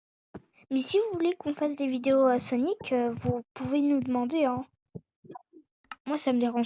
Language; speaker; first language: French; native; French